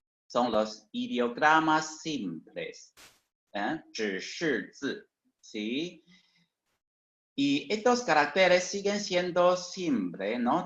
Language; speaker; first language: Spanish; non-native, fluent; Chinese